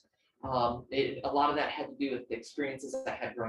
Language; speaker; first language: English; native; English